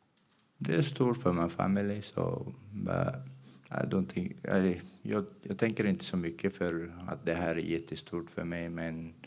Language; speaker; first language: Swedish; non-native, fluent; Chechen